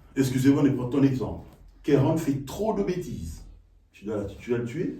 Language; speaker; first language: French; non-native, local second language; Lingala